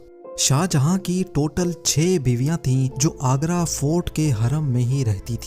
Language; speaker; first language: Urdu; native; Urdu